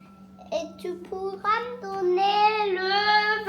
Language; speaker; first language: French; early bilingual, other home language; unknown